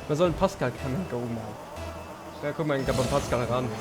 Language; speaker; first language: German; non-native, local second language; Luxembourgish